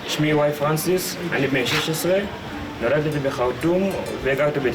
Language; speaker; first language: Hebrew; early bilingual, other home language; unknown